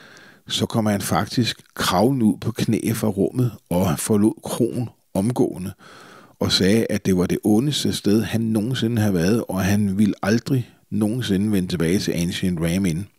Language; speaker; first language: Danish; native; Danish